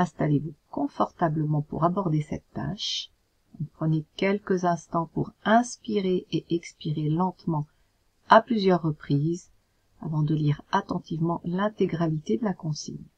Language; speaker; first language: French; native; French